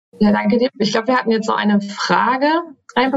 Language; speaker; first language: German; native; German